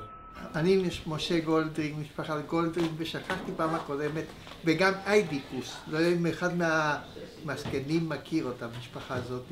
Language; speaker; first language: Hebrew; early bilingual, other home language; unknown